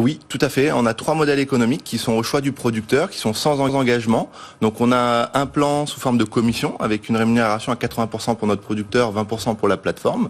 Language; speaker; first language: French; native; French